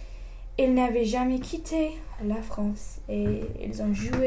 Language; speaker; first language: French; non-native, learner; English